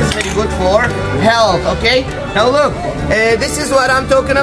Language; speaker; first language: English; non-native, learner; Turkish